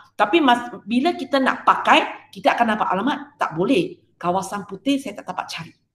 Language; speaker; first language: Malay; non-native, local second language; Chinese